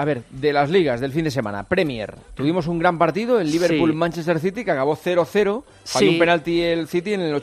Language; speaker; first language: Spanish; native; Spanish